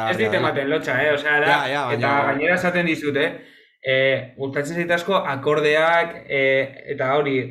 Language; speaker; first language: Basque; non-native, local second language; Spanish